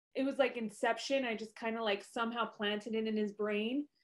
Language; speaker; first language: English; native; English